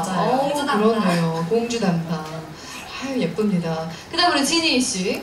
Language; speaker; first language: Korean; native; Korean